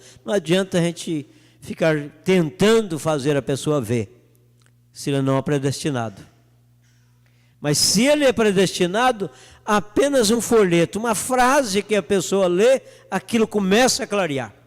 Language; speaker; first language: Portuguese; native; Portuguese